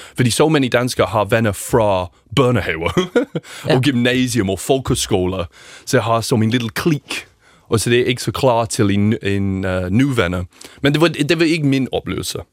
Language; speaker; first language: Danish; non-native, learner; English